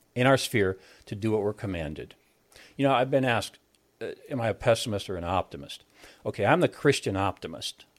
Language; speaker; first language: English; native; English